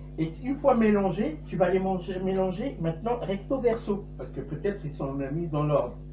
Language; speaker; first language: French; non-native, local second language; Arabic